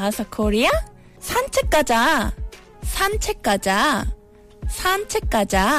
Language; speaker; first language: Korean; non-native, fluent; Malay